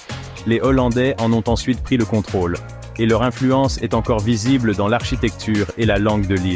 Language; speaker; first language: French; native; French